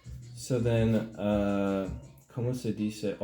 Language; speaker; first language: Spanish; non-native, learner; English